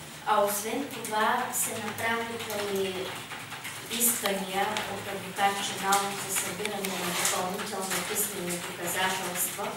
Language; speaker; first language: Bulgarian; native; Bulgarian